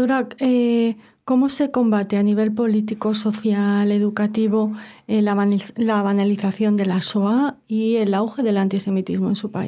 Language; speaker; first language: Spanish; native; Spanish